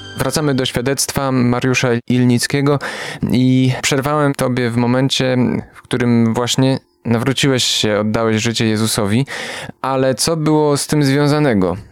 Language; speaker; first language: Polish; native; Polish